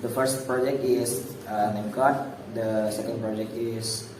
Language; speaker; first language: English; non-native, learner; Indonesian